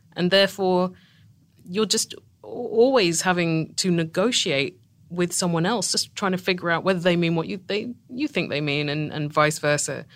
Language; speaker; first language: English; native; English